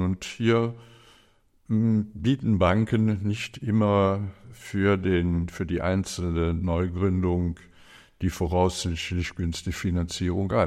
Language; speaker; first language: German; native; German